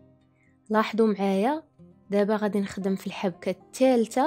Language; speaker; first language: Arabic; native; Arabic